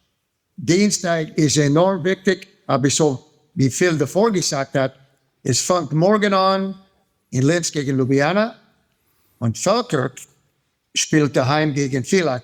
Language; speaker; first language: German; non-native, fluent; English